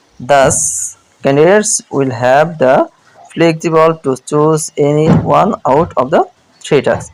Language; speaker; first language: English; non-native, local second language; Bangla